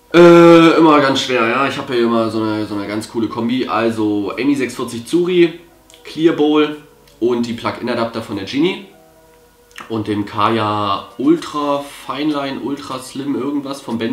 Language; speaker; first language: German; native; German